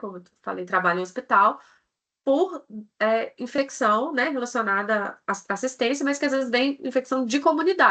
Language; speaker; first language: Portuguese; native; Portuguese